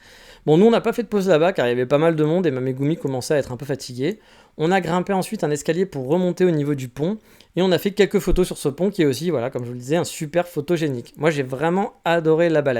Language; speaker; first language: French; native; French